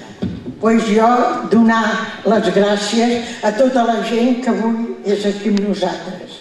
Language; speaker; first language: Catalan; non-native, local second language; Spanish